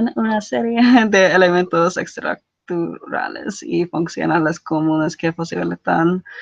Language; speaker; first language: Spanish; non-native, learner; English